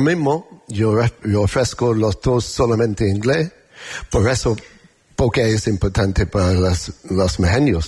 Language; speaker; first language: Spanish; non-native, learner; English